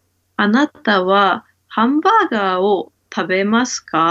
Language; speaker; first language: Japanese; non-native, learner; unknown